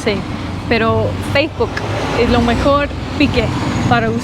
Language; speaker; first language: Spanish; non-native, learner; English